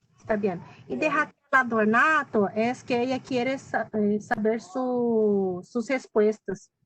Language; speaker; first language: Spanish; non-native, fluent; Portuguese